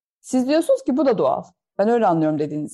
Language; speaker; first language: Turkish; native; Turkish